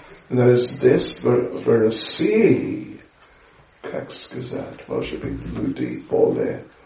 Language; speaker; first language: Russian; non-native, learner; English